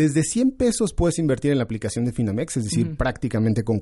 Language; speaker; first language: Spanish; native; Spanish